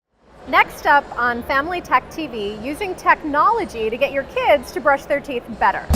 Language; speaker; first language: English; native; English